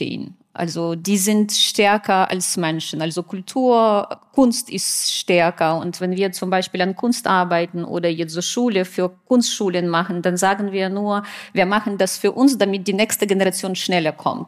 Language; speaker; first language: German; non-native, fluent; Russian